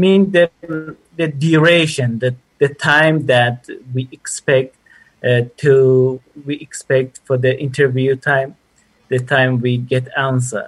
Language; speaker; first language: English; non-native, fluent; Persian